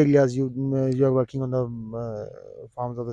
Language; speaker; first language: English; non-native, local second language; Punjabi